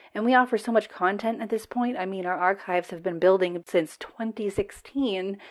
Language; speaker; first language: English; native; English